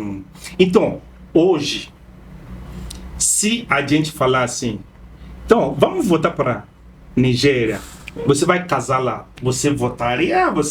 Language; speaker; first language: Portuguese; non-native, fluent; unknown